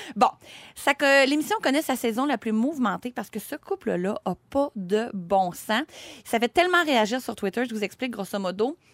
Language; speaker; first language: French; native; French